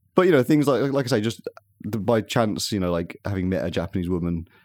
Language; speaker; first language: English; native; English